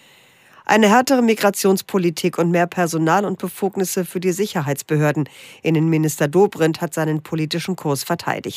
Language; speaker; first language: German; native; German